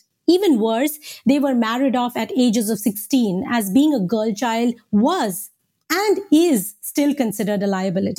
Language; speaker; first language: English; non-native, local second language; Hindi